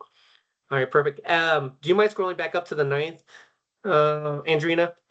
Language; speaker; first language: English; native; English